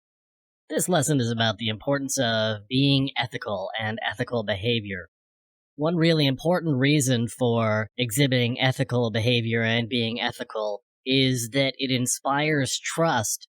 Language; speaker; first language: English; native; English